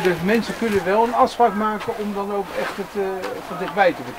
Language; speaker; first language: Dutch; native; Dutch